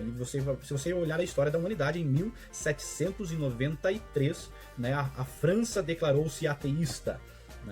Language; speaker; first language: Portuguese; native; Portuguese